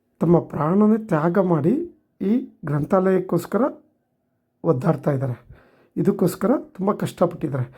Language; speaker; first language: Kannada; native; Kannada